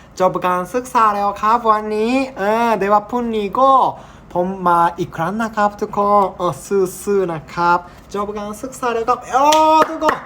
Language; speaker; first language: Thai; non-native, learner; Japanese